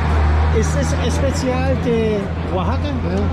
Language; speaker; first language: Spanish; non-native, learner; English